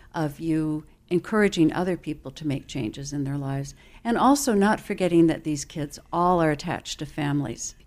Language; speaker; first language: English; native; English